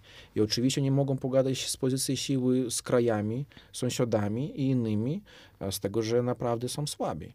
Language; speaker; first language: Polish; non-native, fluent; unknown